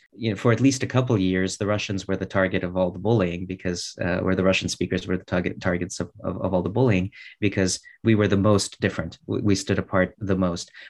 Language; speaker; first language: English; early bilingual, other home language; Russian